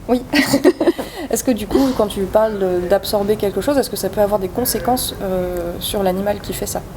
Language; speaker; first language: French; native; French